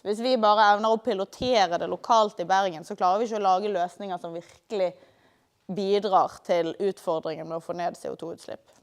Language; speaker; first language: Norwegian; native; Norwegian